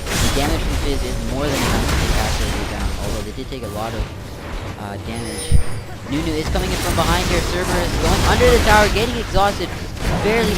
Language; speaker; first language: English; native; English